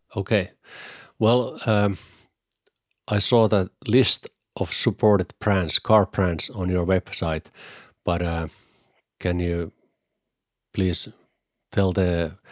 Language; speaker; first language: English; non-native, fluent; Finnish